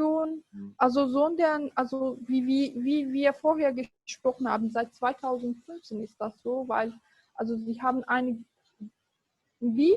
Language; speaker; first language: German; non-native, fluent; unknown